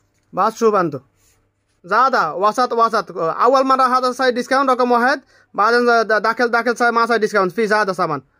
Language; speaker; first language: Arabic; non-native, learner; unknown